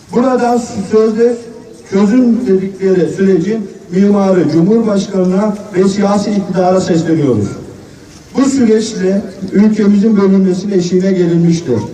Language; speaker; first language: Turkish; native; Turkish